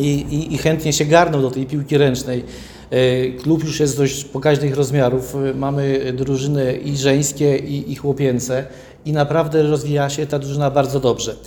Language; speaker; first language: Polish; native; Polish